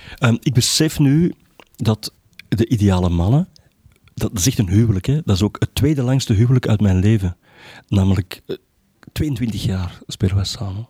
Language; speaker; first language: Dutch; native; Dutch